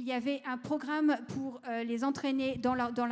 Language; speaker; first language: French; native; French